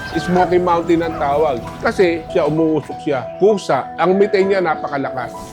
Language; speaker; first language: Filipino; native; Filipino